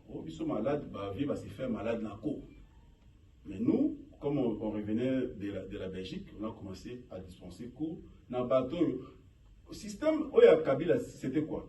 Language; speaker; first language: French; non-native, local second language; Lingala